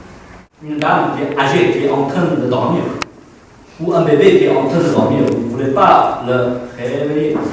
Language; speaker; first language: French; non-native, fluent; Chinese